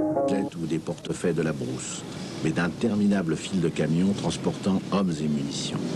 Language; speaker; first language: French; native; French